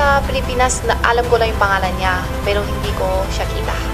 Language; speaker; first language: Filipino; non-native, local second language; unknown